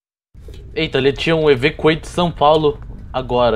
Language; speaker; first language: Portuguese; native; Portuguese